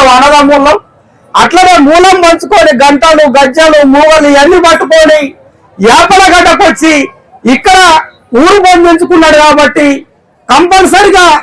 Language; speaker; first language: Telugu; non-native, local second language; Koya